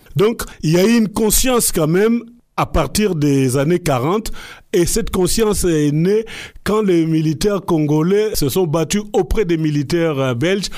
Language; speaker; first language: French; non-native, local second language; Lingala